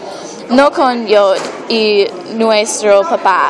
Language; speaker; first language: Spanish; non-native, learner; English